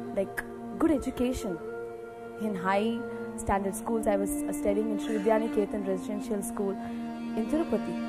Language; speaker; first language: English; non-native, local second language; Telugu